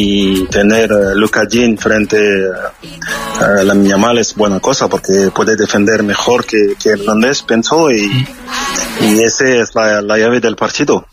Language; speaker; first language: Spanish; non-native, fluent; French